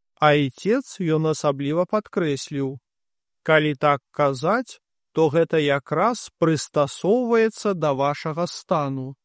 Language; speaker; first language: Belarusian; native; Belarusian